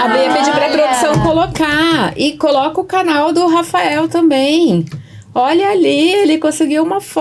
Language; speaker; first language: Portuguese; native; Portuguese